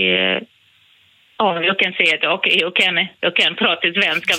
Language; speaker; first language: Swedish; non-native, fluent; Portuguese